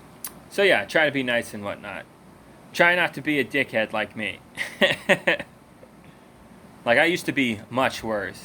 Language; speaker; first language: English; native; English